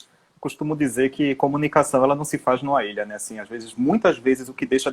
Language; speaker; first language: Portuguese; native; Portuguese